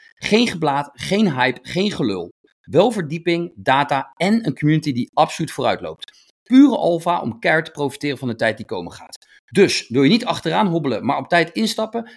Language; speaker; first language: Dutch; native; Dutch